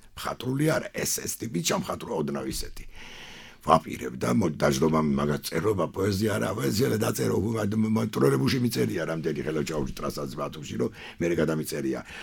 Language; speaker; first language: Georgian; non-native, local second language; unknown